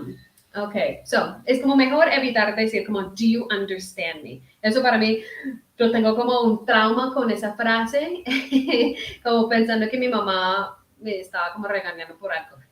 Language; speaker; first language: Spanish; early bilingual, heritage; Spanish